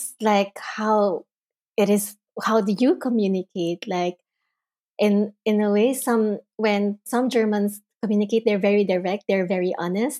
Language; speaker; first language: English; non-native, local second language; Filipino